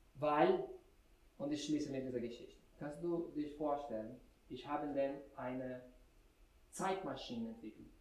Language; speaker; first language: German; non-native, fluent; Portuguese